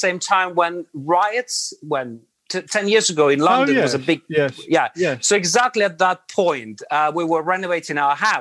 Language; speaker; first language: English; non-native, fluent; Latvian